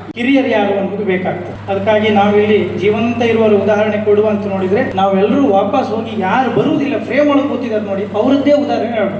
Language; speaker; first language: Kannada; native; Kannada